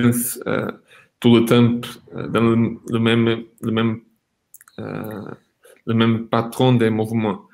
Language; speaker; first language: French; non-native, fluent; Portuguese